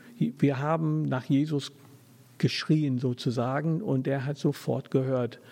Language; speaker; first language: German; non-native, fluent; English